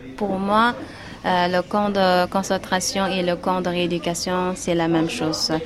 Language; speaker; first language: French; non-native, fluent; Uyghur